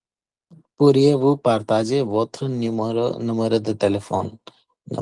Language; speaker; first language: French; non-native, learner; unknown